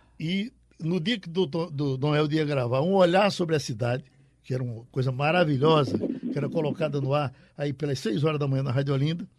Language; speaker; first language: Portuguese; native; Portuguese